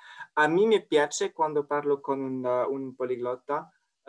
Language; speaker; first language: Italian; non-native, fluent; French